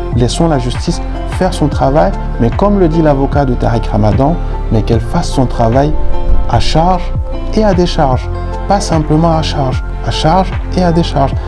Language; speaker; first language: French; non-native, local second language; Fula